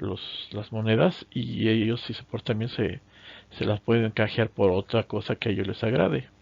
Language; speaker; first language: Spanish; native; Spanish